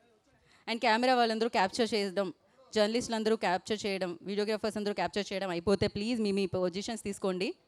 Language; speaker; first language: Telugu; native; Telugu